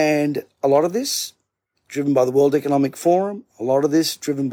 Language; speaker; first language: English; native; English